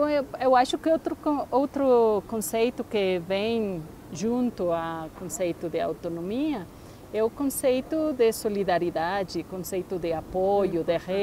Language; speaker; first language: Portuguese; non-native, fluent; Spanish